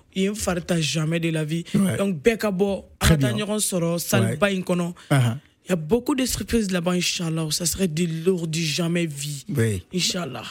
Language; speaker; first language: French; non-native, local second language; Bambara